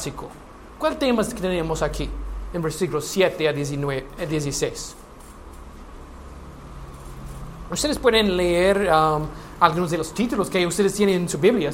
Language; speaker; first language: Spanish; non-native, learner; English